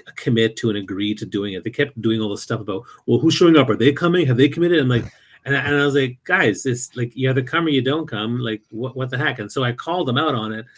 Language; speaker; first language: English; native; English